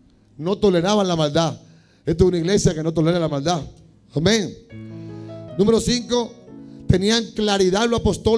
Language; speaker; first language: Spanish; native; Spanish